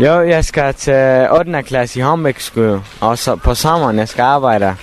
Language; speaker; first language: Danish; non-native, learner; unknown